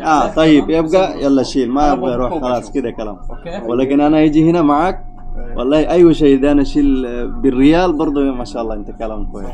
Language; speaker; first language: Arabic; non-native, learner; Bangla